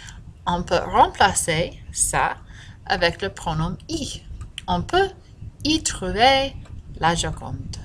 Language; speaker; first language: French; non-native, fluent; English